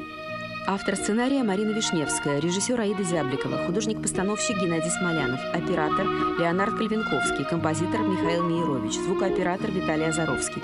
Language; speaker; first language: Russian; native; Russian